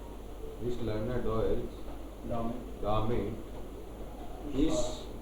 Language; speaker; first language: German; non-native, learner; Hindi